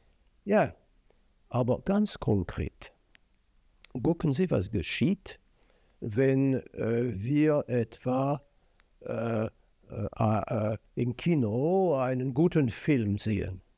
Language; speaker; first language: German; non-native, fluent; French